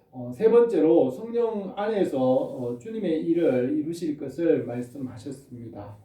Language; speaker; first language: Korean; native; Korean